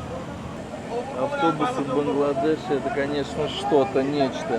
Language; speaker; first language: Russian; native; Russian